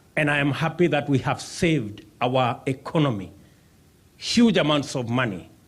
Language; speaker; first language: English; non-native, local second language; Kalenjin